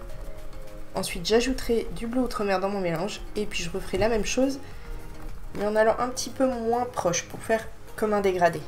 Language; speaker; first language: French; native; French